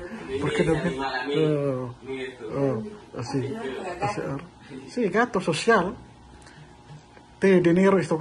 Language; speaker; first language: Spanish; non-native, learner; Filipino